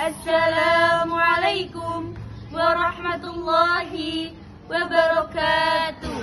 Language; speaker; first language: Arabic; non-native, learner; Indonesian